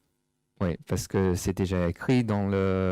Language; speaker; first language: French; non-native, fluent; English